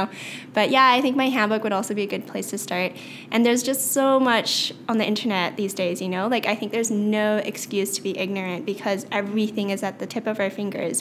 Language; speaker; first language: English; native; English